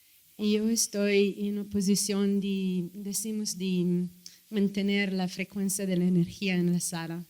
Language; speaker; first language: Spanish; non-native, fluent; English